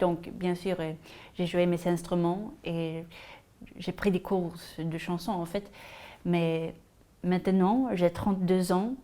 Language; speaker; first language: French; non-native, fluent; Swedish